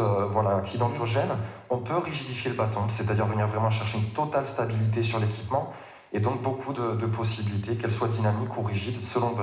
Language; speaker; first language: French; native; French